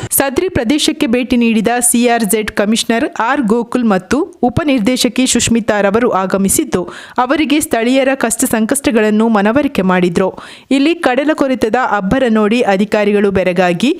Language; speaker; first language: Kannada; native; Kannada